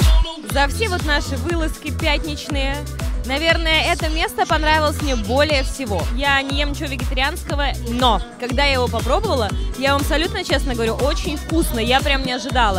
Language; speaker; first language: Russian; native; Russian